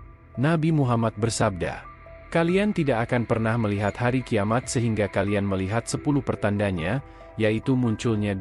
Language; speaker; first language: Indonesian; native; Indonesian